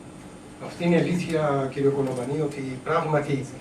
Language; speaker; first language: Greek; non-native, learner; Urdu